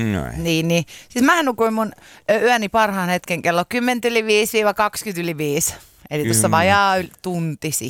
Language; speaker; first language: Finnish; native; Finnish